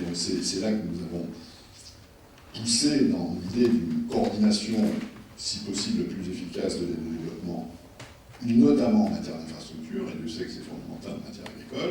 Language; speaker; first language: French; native; French